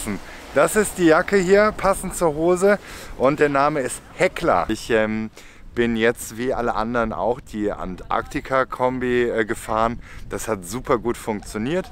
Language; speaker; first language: German; native; German